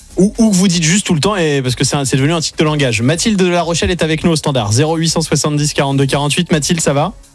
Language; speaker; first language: French; native; French